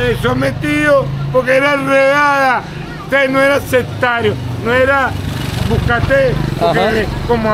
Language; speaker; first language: Spanish; native; Spanish